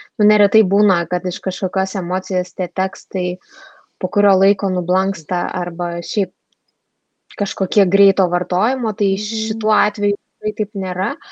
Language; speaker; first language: Lithuanian; native; Lithuanian